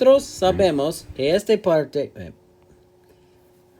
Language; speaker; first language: Spanish; non-native, learner; English